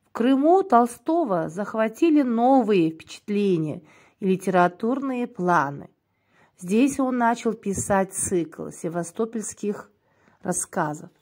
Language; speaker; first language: Russian; non-native, local second language; Kyrgyz